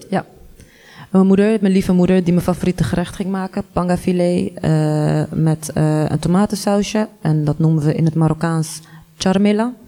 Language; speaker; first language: Dutch; early bilingual, other home language; Arabic